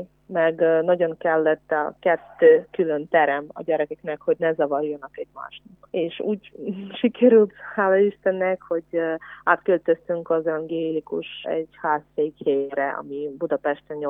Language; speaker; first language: Hungarian; non-native, fluent; Ukrainian